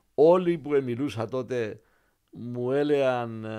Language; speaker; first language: Greek; native; Greek